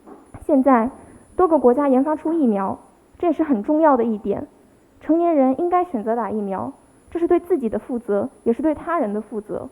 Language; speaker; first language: Chinese; early bilingual, heritage; Chinese